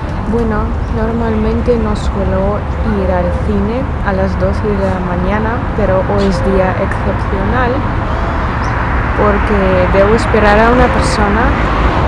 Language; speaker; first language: Spanish; non-native, fluent; Russian